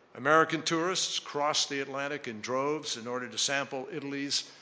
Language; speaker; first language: English; native; English